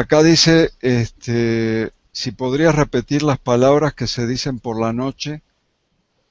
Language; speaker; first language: Spanish; native; Spanish